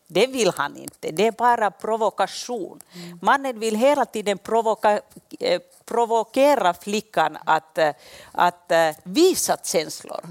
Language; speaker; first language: Swedish; non-native, local second language; Finnish